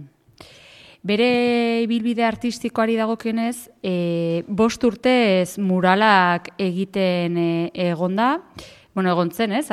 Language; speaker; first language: Basque; native; Basque